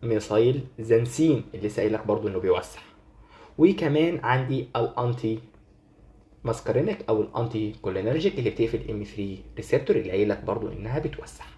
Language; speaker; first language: Arabic; native; Arabic